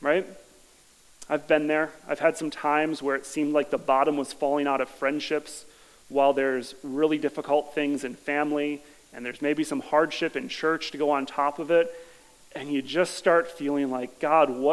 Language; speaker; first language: English; native; English